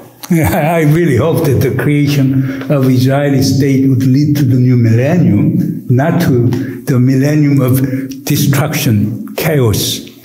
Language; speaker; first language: English; non-native, fluent; Korean